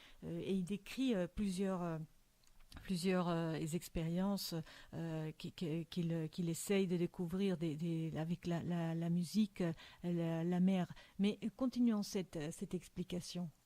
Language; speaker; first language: French; non-native, fluent; Spanish